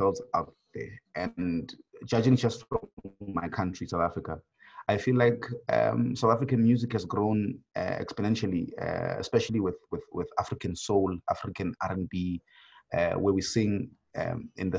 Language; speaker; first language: English; non-native, local second language; Swati